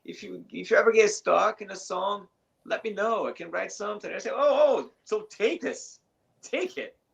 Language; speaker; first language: English; non-native, fluent; Portuguese